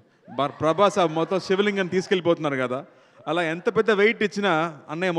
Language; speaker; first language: Telugu; non-native, local second language; Tamil